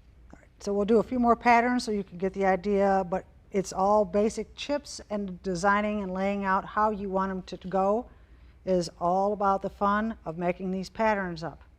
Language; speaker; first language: English; native; English